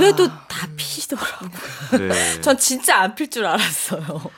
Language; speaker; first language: Korean; native; Korean